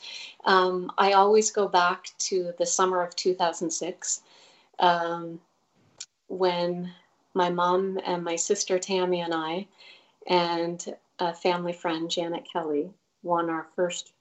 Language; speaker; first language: English; native; English